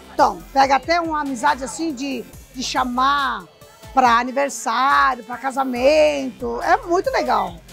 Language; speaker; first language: Portuguese; early bilingual, other home language; Japanese